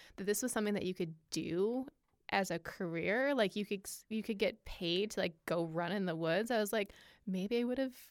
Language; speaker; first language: English; native; English